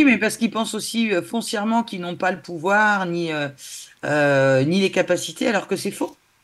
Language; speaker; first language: French; native; French